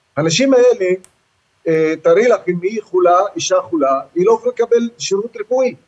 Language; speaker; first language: Hebrew; non-native, local second language; Arabic